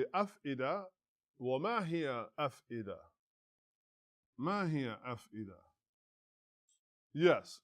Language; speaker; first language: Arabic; non-native, fluent; English